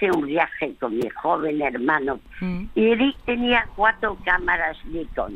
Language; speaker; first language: Spanish; early bilingual, other home language; French